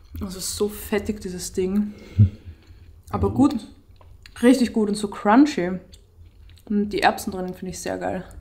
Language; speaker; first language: German; native; German